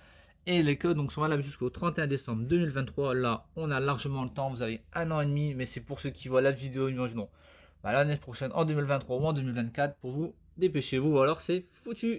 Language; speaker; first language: French; native; French